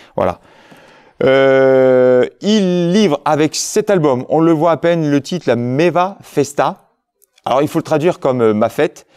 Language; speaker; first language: French; native; French